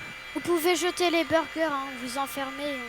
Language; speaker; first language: French; native; French